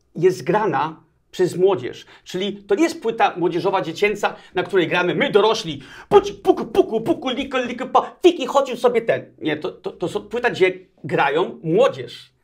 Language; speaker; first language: Polish; early bilingual, other home language; Danish